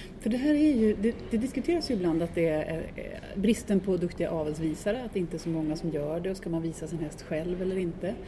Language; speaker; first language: Swedish; native; Swedish